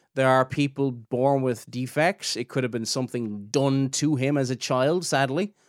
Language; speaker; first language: English; native; English